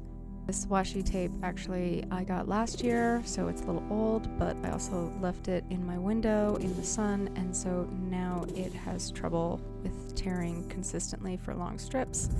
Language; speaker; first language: English; native; English